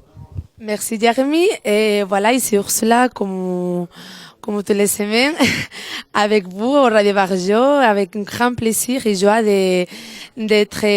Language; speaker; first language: French; non-native, fluent; Spanish